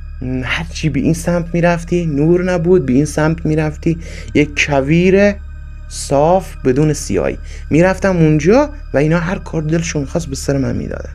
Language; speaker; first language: Persian; native; Persian